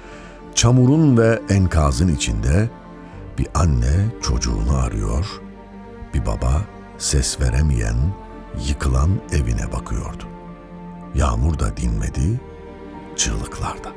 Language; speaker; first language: Turkish; native; Turkish